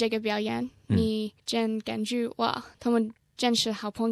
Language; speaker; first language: Chinese; non-native, learner; English